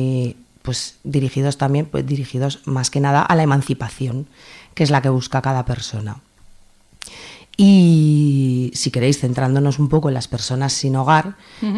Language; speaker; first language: Spanish; native; Spanish